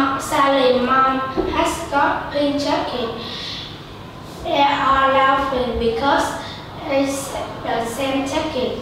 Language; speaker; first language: English; non-native, learner; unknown